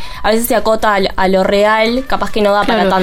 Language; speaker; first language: Spanish; native; Spanish